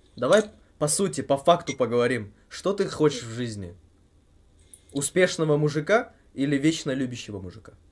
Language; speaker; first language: Russian; non-native, local second language; Uzbek